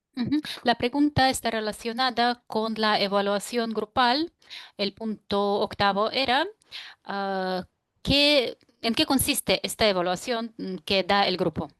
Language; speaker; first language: Spanish; non-native, fluent; Russian